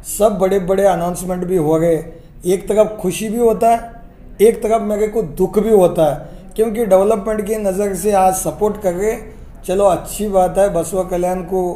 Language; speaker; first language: Hindi; non-native, local second language; Kannada